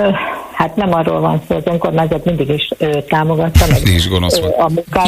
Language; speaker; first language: Hungarian; native; Hungarian